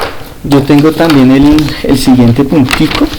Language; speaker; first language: Spanish; native; Spanish